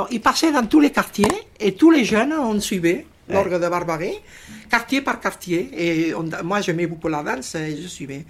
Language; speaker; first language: French; non-native, fluent; Spanish